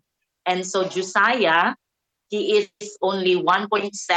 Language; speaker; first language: English; non-native, local second language; Cebuano